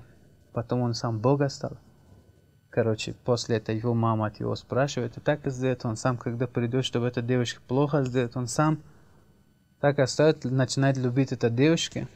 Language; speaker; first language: Russian; non-native, learner; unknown